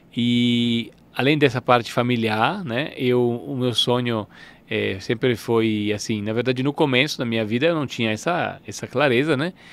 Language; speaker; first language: Portuguese; non-native, fluent; Italian